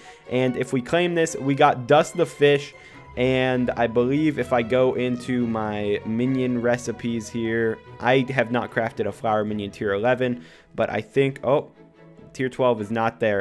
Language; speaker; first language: English; native; English